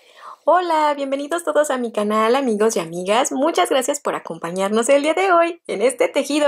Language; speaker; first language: Spanish; native; Spanish